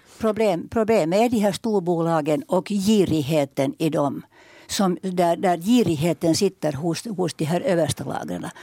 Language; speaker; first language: Swedish; native; Swedish